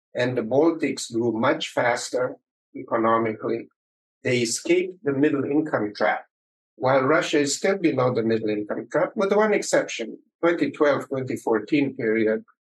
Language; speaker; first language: English; early bilingual, other home language; Romanian